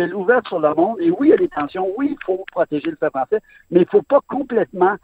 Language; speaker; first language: French; native; French